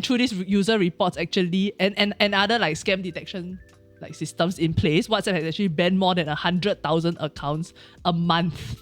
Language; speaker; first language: English; native; English